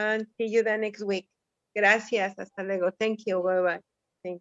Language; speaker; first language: English; non-native, fluent; Spanish